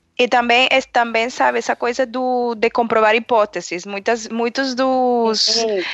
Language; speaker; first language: Portuguese; non-native, fluent; Spanish